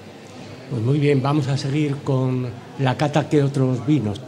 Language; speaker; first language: Spanish; native; Spanish